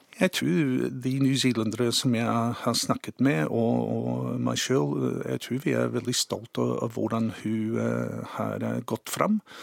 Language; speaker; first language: Norwegian; non-native, fluent; English